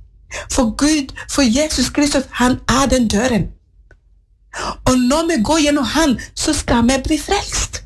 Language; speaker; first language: Norwegian; non-native, fluent; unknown